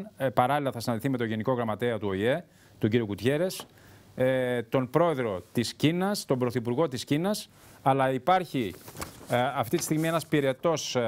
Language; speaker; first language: Greek; native; Greek